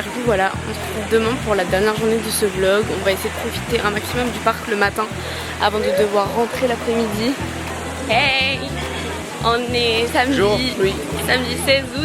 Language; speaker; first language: French; native; French